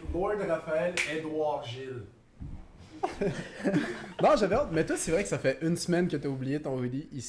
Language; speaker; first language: French; native; French